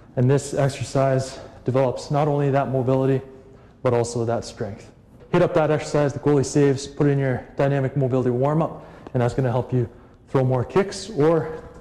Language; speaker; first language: English; native; English